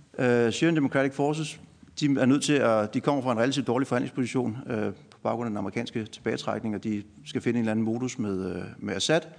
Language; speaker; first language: Danish; native; Danish